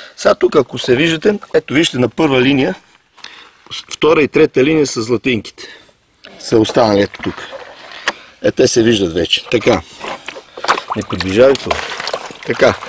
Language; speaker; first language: Bulgarian; native; Bulgarian